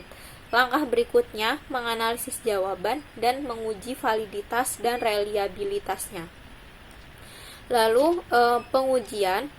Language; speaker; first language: Indonesian; native; Indonesian